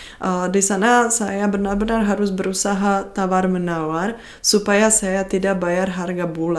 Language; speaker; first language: Indonesian; non-native, fluent; Czech